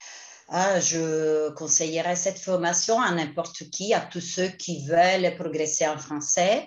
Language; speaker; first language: French; non-native, fluent; Italian